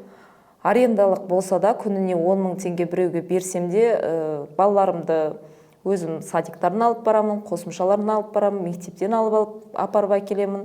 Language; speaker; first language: Kazakh; native; Kazakh